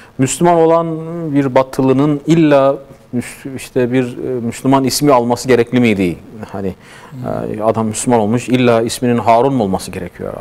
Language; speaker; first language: Turkish; native; Turkish